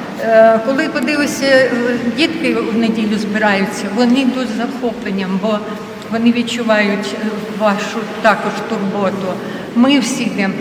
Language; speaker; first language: Ukrainian; non-native, local second language; Russian